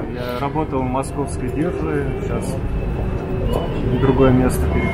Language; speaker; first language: Russian; native; Russian